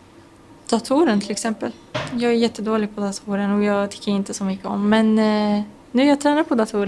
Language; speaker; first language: Swedish; non-native, local second language; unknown